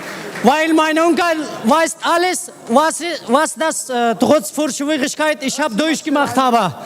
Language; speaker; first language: German; non-native, learner; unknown